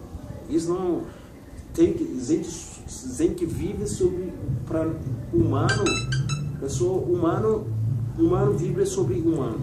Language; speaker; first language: Portuguese; non-native, learner; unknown